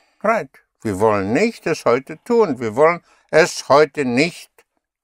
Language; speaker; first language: German; non-native, fluent; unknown